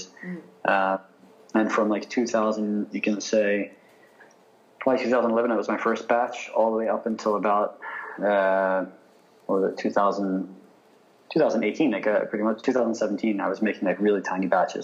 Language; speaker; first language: English; native; English